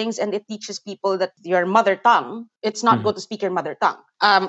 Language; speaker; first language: English; non-native, local second language; Cebuano